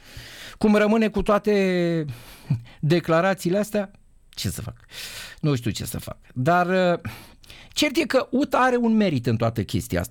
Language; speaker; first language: Romanian; native; Romanian